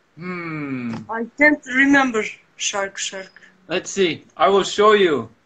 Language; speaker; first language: English; native; English